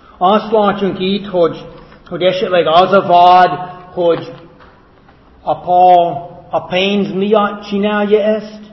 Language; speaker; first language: Hungarian; non-native, fluent; English